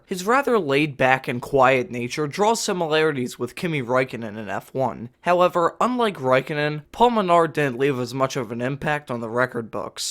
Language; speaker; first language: English; native; English